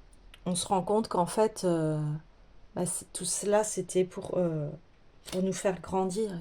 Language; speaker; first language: French; native; French